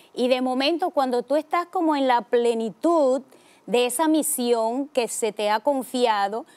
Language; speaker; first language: Spanish; native; Spanish